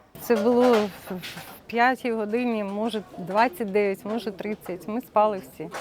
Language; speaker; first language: Ukrainian; non-native, local second language; Russian